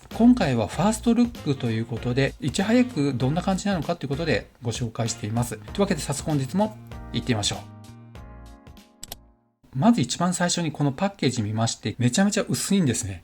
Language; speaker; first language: Japanese; native; Japanese